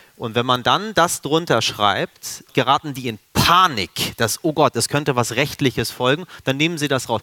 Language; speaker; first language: German; early bilingual, other home language; Persian